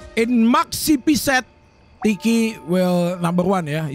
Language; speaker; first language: English; non-native, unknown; Indonesian